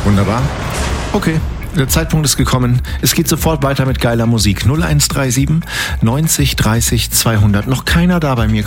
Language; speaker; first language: German; native; German